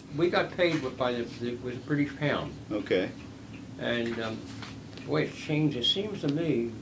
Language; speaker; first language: English; native; English